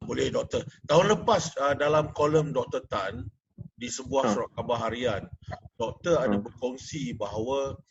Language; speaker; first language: Malay; native; Malay